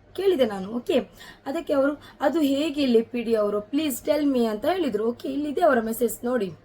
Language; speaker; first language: Kannada; non-native, local second language; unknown